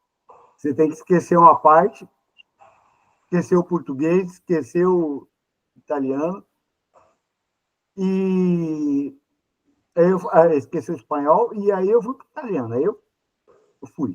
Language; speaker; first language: Portuguese; non-native, local second language; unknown